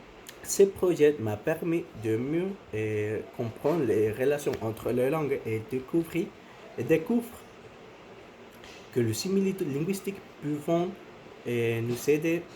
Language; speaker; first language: French; non-native, learner; Spanish